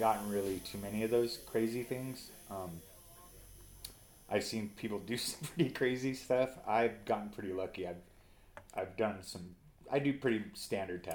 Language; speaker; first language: English; native; English